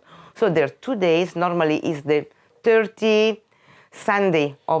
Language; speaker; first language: English; non-native, fluent; Italian